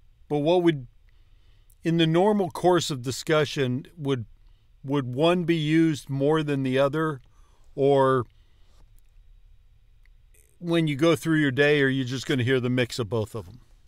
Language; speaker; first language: English; native; English